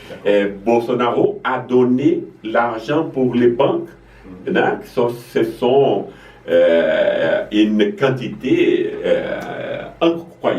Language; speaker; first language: French; non-native, fluent; Portuguese